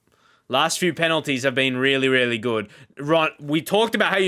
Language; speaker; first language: English; native; English